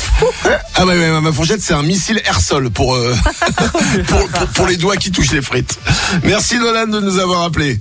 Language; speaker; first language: French; native; French